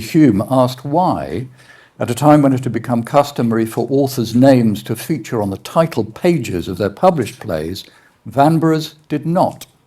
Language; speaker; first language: English; native; English